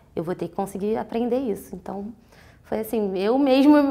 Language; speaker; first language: Portuguese; native; Portuguese